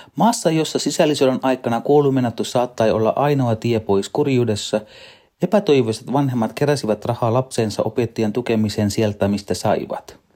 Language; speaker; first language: Finnish; non-native, fluent; Sinhala